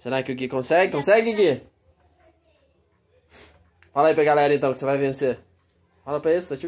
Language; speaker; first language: Portuguese; native; Portuguese